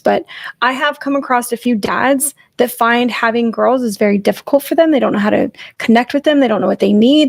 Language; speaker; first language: English; native; English